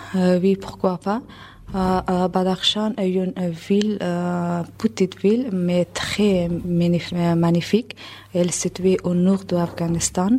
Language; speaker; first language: French; non-native, learner; Persian